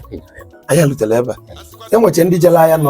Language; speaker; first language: Igbo; native; Igbo